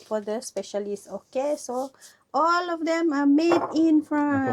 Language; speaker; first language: English; non-native, learner; Malay